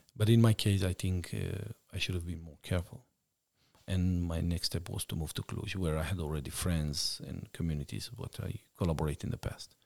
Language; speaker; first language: English; non-native, fluent; Romanian